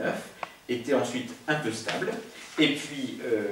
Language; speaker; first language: French; native; French